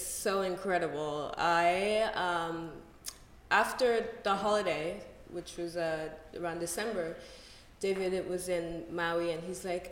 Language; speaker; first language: English; native; English